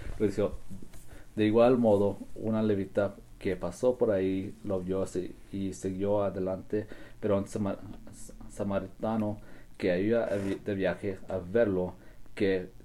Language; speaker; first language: Spanish; early bilingual, heritage; Spanish